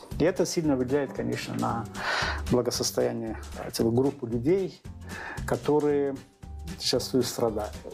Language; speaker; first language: Russian; non-native, local second language; Azerbaijani